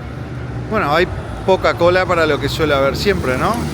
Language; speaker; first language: Spanish; native; Spanish